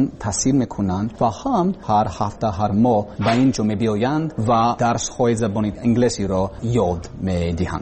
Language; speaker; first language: Persian; non-native, learner; English